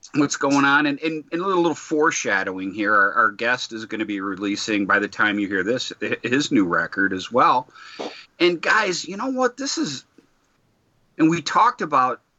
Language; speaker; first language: English; native; English